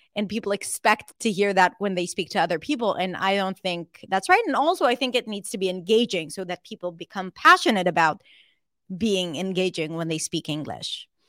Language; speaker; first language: English; non-native, fluent; Hebrew